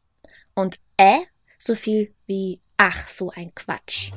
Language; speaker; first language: German; native; German